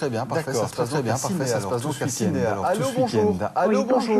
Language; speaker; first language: French; native; French